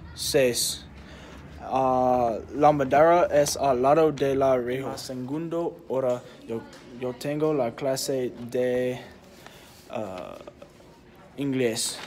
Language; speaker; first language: Spanish; non-native, learner; English